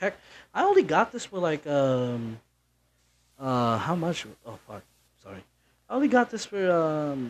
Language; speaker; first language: English; non-native, local second language; Bikol